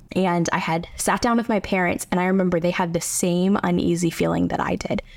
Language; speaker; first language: English; native; English